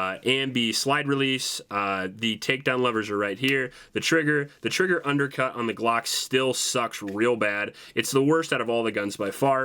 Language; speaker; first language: English; native; English